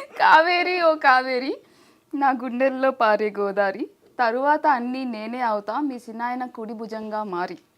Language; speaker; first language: Telugu; native; Telugu